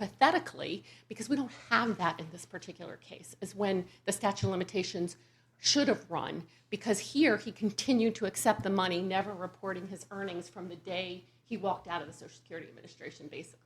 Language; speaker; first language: English; native; English